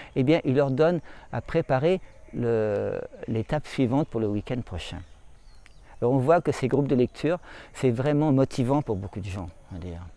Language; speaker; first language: French; native; French